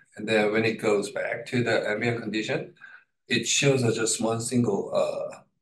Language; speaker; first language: English; non-native, fluent; Korean